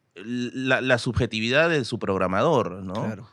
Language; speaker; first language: Spanish; native; Spanish